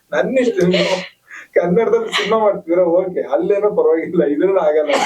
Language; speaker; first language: Kannada; native; Kannada